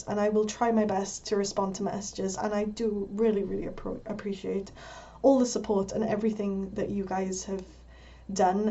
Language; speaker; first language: English; native; English